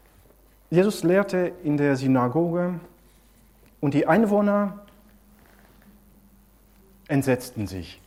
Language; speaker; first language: German; non-native, fluent; Romanian